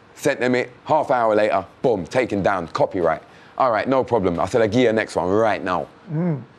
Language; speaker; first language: English; native; English